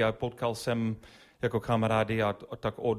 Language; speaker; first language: Czech; non-native, learner; English